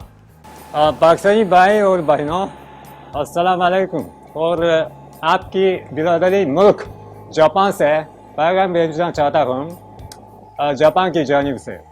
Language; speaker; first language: Hindi; non-native, learner; Japanese